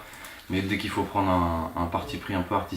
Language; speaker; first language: French; native; French